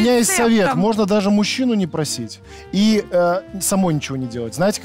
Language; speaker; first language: Russian; native; Russian